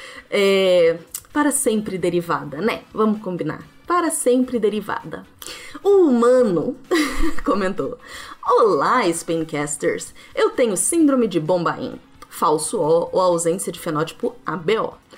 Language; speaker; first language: Portuguese; native; Portuguese